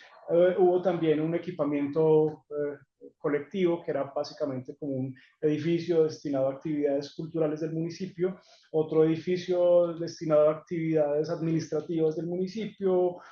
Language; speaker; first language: Spanish; native; Spanish